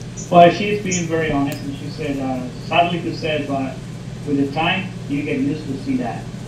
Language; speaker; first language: English; non-native, fluent; Spanish